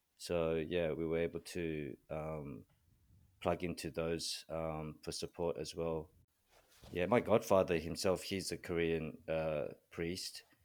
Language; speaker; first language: English; early bilingual, other home language; Korean